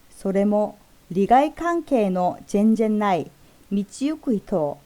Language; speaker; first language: Japanese; non-native, fluent; Korean